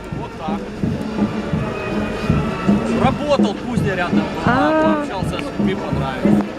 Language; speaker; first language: Russian; native; Russian